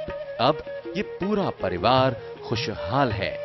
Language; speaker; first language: Hindi; native; Hindi